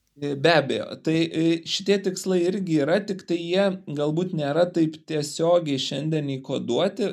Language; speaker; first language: Lithuanian; native; Lithuanian